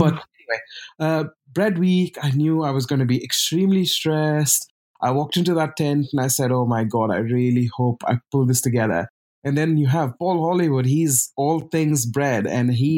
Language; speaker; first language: English; non-native, local second language; Tamil